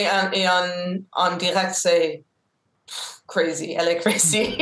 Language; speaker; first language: French; non-native, local second language; English